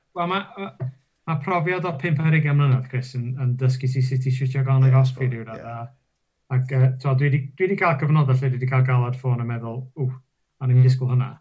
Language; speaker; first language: Welsh; non-native, local second language; English